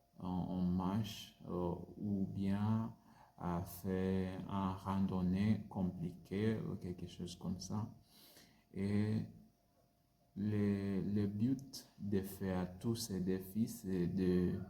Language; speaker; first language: French; non-native, learner; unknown